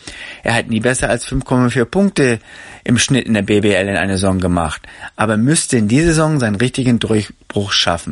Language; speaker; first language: German; native; German